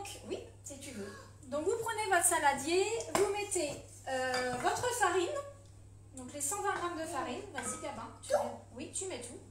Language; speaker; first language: French; native; French